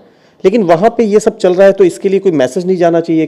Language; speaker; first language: Hindi; native; Hindi